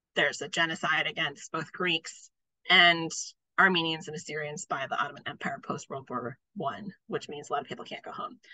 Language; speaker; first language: English; native; English